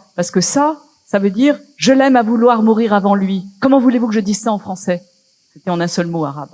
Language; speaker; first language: French; native; French